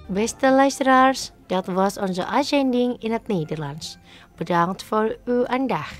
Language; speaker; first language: Dutch; non-native, learner; Indonesian